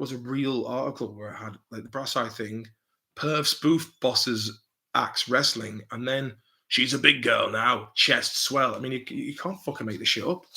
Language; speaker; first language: English; native; English